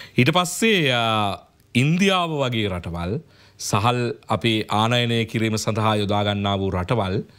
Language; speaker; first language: Sinhala; native; Sinhala